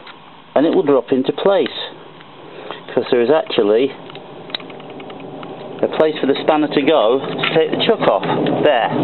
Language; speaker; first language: English; native; English